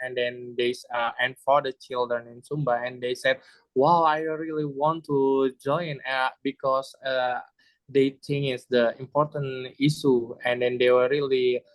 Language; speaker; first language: English; non-native, learner; Indonesian